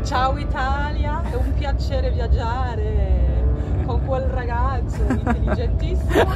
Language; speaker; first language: Italian; non-native, learner; French